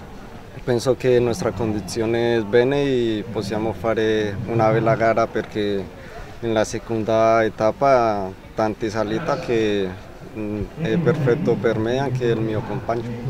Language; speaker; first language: Italian; non-native, learner; Spanish